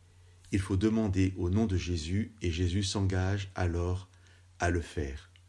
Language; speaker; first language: French; native; French